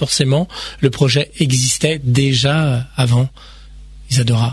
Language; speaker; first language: French; native; French